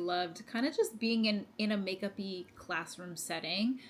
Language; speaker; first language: English; native; English